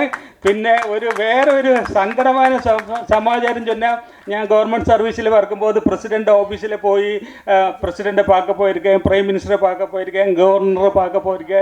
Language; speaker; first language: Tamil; non-native, learner; Malayalam